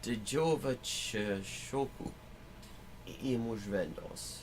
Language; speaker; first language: Albanian; non-native, learner; English